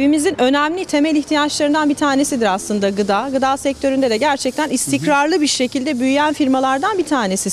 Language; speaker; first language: Turkish; native; Turkish